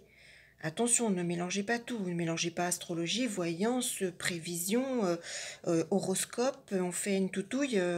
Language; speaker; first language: French; native; French